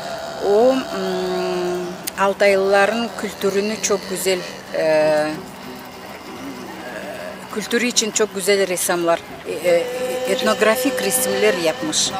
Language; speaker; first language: Turkish; non-native, learner; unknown